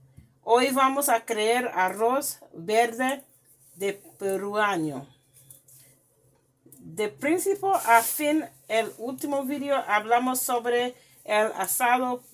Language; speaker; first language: Spanish; non-native, learner; English